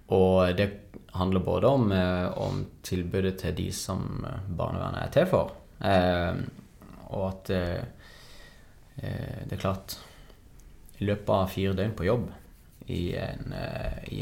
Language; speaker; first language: Norwegian; native; Norwegian